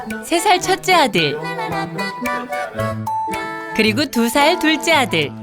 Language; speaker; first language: Korean; native; Korean